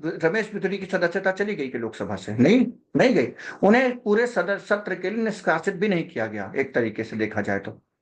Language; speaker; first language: Hindi; native; Hindi